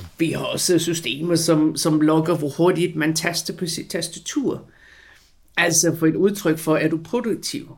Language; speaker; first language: Danish; non-native, fluent; English